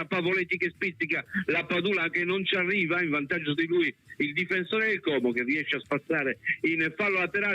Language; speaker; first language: Italian; native; Italian